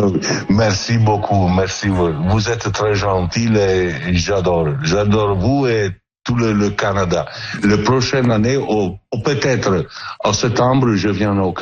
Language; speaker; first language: French; non-native, learner; Italian